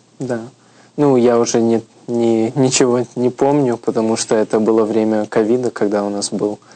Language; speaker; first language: Russian; early bilingual, heritage; Russian